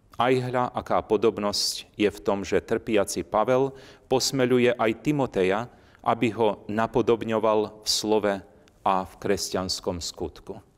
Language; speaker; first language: Slovak; native; Slovak